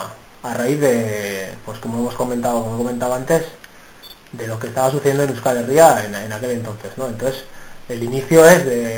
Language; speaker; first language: Spanish; native; Spanish